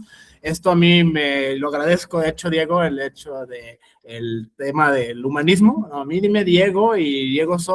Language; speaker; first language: Spanish; native; Spanish